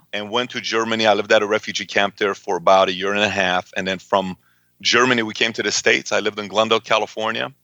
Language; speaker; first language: English; early bilingual, other home language; Persian